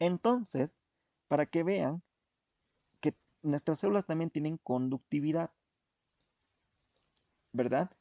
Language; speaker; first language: Spanish; native; Spanish